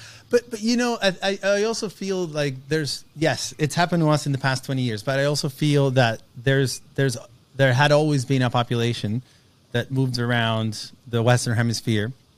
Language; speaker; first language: English; non-native, fluent; Spanish